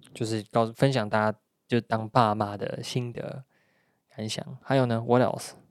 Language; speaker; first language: Chinese; native; Chinese